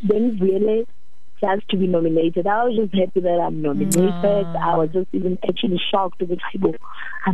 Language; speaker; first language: English; non-native, local second language; Xhosa